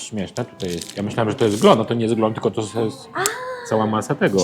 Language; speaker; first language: Polish; native; Polish